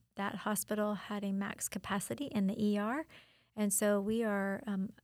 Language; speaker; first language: English; native; English